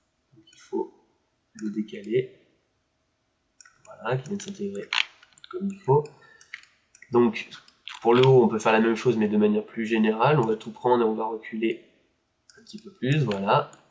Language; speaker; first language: French; native; French